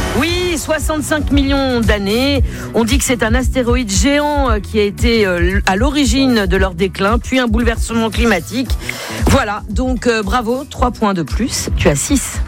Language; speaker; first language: French; native; French